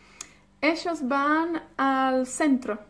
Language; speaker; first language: Spanish; non-native, fluent; Welsh